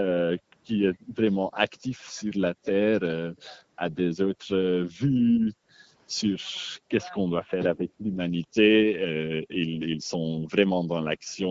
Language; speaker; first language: French; non-native, local second language; Dutch